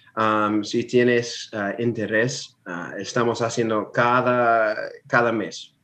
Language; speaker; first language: Spanish; non-native, fluent; English